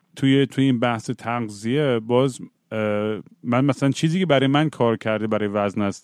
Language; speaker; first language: Persian; native; Persian